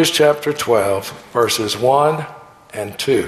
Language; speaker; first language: English; native; English